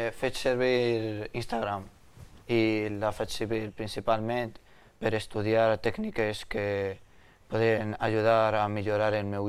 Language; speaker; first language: Catalan; early bilingual, other home language; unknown